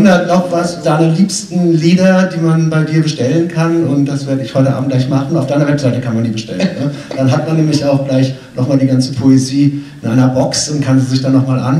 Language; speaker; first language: German; native; German